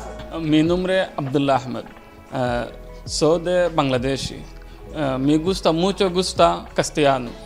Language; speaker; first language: Spanish; non-native, learner; Bangla